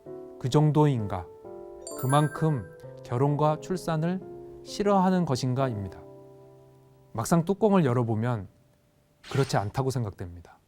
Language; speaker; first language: Korean; native; Korean